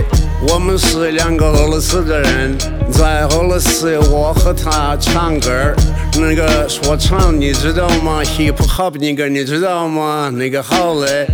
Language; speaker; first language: Chinese; non-native, learner; Russian